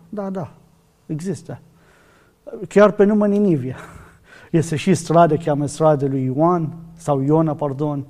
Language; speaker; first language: Romanian; non-native, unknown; Arabic